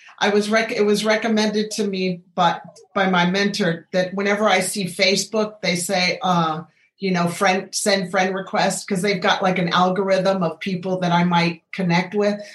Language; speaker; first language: English; native; English